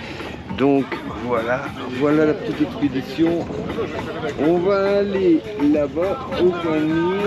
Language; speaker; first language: French; native; French